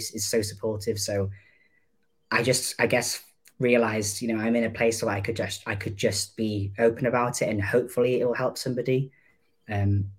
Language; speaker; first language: English; native; English